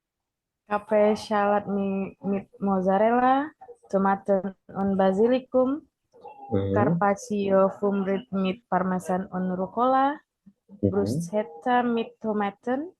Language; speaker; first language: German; non-native, learner; Indonesian